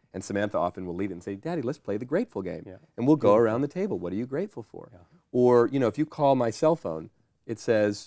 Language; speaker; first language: English; native; English